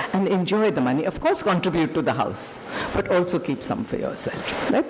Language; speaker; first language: English; non-native, local second language; Hindi